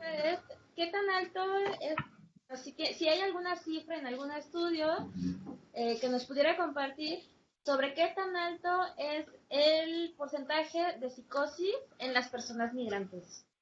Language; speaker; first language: Spanish; native; Spanish